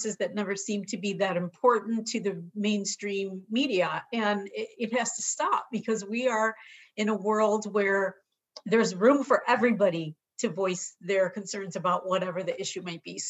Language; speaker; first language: English; native; English